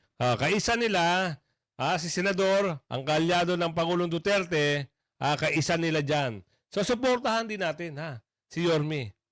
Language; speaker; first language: Filipino; native; Filipino